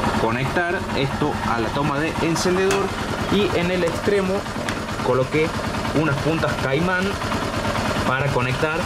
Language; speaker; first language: Spanish; native; Spanish